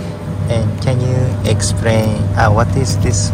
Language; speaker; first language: English; non-native, learner; Japanese